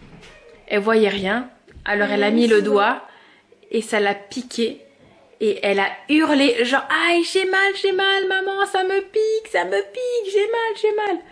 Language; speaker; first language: French; native; French